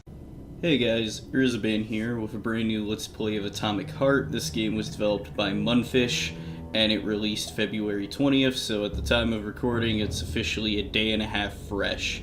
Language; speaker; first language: English; native; English